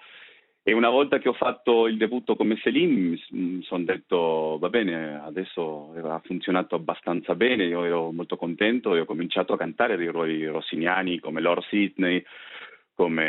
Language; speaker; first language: Italian; non-native, fluent; Spanish